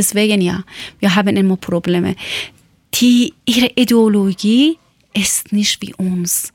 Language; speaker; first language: German; non-native, learner; Persian